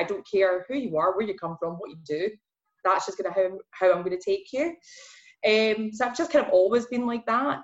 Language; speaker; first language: English; native; English